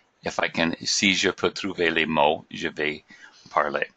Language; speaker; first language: French; non-native, learner; English